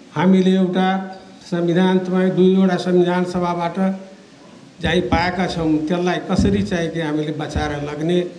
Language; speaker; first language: Nepali; non-native, local second language; Maithili